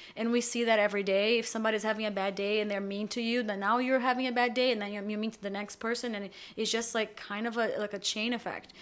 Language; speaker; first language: English; non-native, fluent; Portuguese